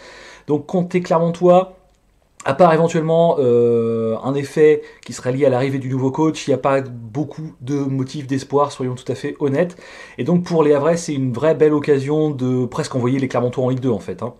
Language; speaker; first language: French; native; French